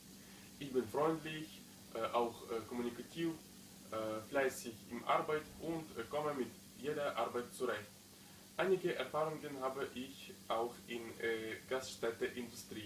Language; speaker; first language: German; non-native, learner; Ukrainian